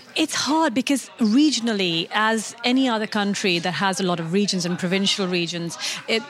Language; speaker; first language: English; non-native, local second language; Urdu